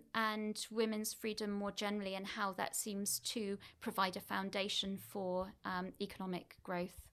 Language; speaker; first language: English; native; English